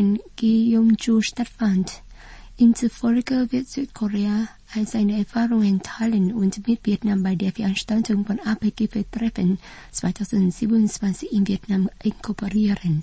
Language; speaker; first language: German; non-native, fluent; Vietnamese